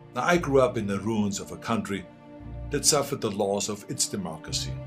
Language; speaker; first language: English; non-native, fluent; German